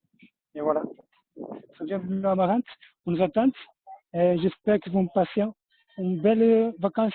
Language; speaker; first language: French; non-native, fluent; Portuguese